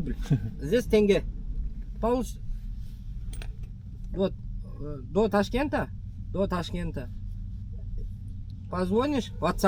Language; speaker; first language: Russian; non-native, local second language; Kazakh